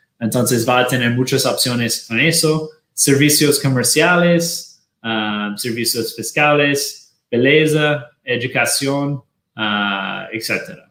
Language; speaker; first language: Spanish; non-native, fluent; Portuguese